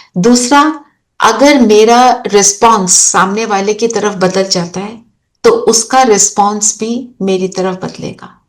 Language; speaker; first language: Hindi; native; Hindi